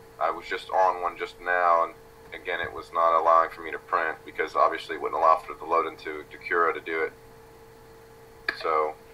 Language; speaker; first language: English; native; English